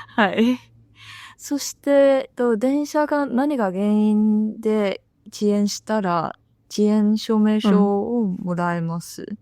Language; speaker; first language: Japanese; non-native, fluent; Chinese